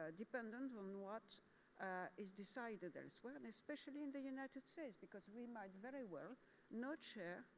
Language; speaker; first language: English; non-native, fluent; French